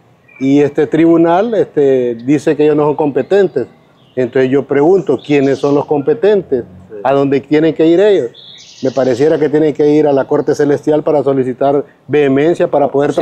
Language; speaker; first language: Spanish; native; Spanish